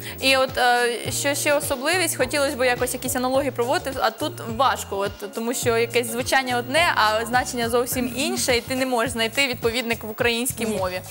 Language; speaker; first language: Ukrainian; native; Ukrainian